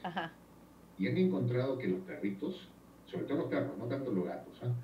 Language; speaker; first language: Spanish; native; Spanish